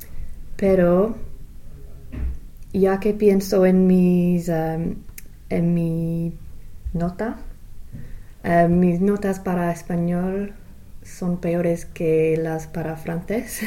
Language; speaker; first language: Spanish; non-native, fluent; English